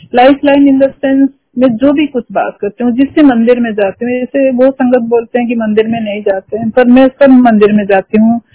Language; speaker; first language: Hindi; non-native, local second language; Odia